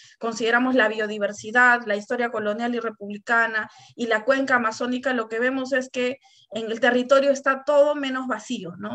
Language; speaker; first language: Spanish; native; Spanish